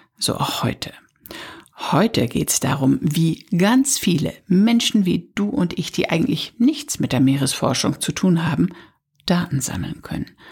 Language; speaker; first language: German; native; German